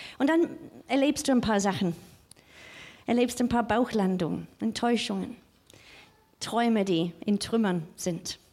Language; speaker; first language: German; non-native, fluent; English